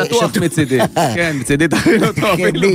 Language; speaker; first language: Hebrew; native; Hebrew